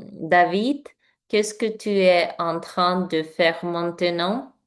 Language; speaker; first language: French; non-native, learner; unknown